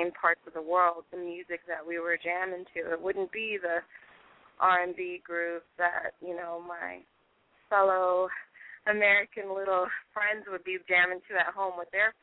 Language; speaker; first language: English; early bilingual, other home language; French